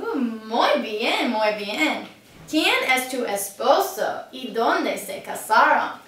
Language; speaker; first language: Spanish; non-native, learner; English